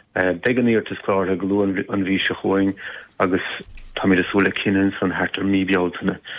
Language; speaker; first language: Irish; native; Irish